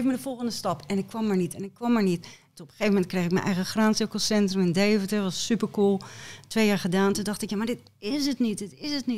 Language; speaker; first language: Dutch; native; Dutch